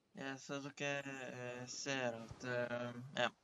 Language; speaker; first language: Norwegian; early bilingual, other home language; Polish